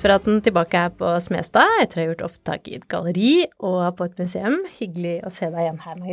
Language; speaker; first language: Norwegian; native; Norwegian